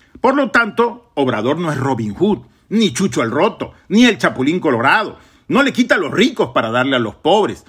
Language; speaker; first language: Spanish; native; Spanish